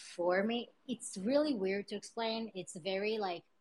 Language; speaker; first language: English; early bilingual, other home language; Hebrew